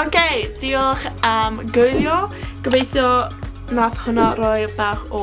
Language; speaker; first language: Welsh; non-native, local second language; English